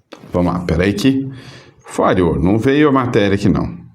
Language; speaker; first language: Portuguese; native; Portuguese